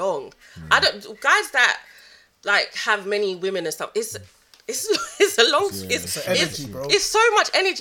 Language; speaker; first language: English; native; English